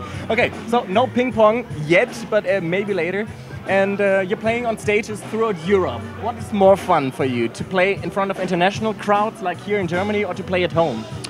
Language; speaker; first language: English; non-native, fluent; German